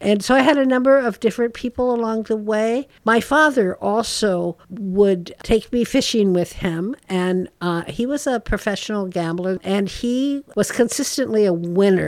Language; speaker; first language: English; native; English